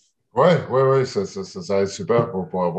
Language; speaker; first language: French; early bilingual, heritage; English